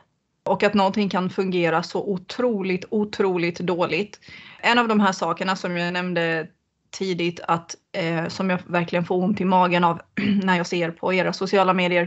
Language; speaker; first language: Swedish; native; Swedish